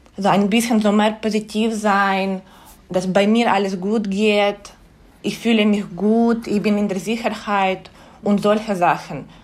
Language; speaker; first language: German; non-native, fluent; Ukrainian